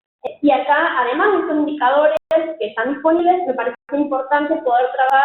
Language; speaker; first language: Spanish; native; Spanish